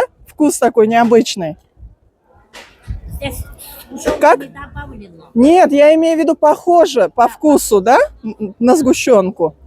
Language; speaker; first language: Russian; native; Russian